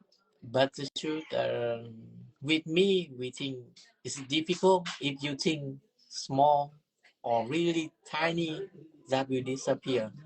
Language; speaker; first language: English; non-native, learner; Vietnamese